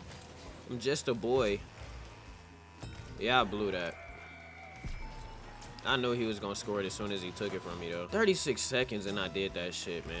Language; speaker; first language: English; native; English